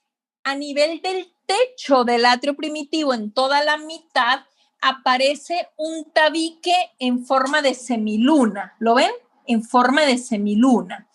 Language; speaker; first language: Spanish; native; Spanish